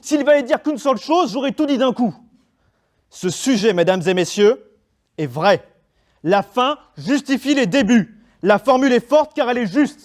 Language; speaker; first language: French; native; French